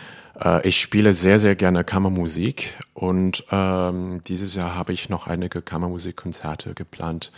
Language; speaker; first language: German; non-native, fluent; Cantonese